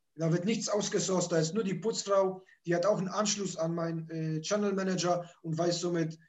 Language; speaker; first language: German; early bilingual, other home language; Polish